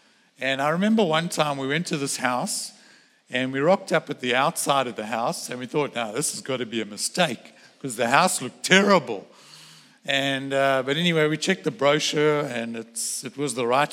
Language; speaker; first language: English; native; English